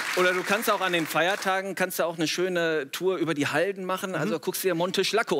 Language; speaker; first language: German; native; German